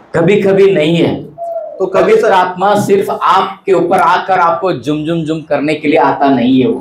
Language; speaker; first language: Hindi; non-native, local second language; Marathi